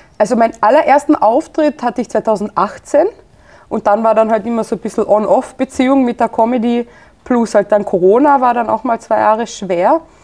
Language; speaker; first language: German; early bilingual, other home language; Serbian